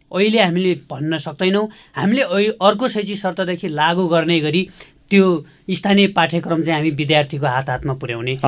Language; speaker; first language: Nepali; native; Nepali